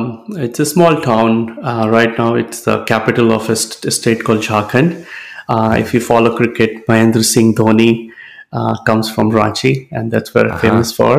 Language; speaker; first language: English; non-native, local second language; Hindi